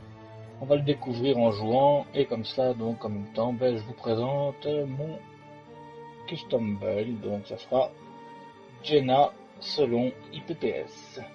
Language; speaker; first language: French; native; French